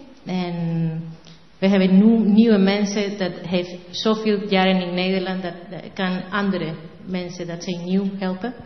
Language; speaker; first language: Dutch; non-native, learner; Spanish